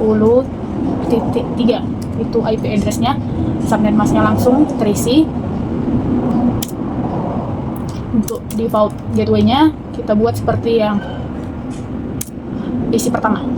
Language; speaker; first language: Indonesian; native; Indonesian